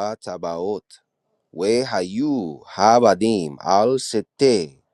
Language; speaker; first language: Hebrew; non-native, learner; English